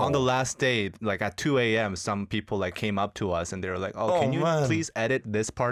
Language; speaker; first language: English; early bilingual, other home language; Korean